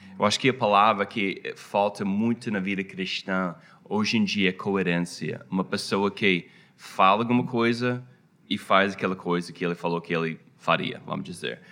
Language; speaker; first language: Portuguese; non-native, fluent; English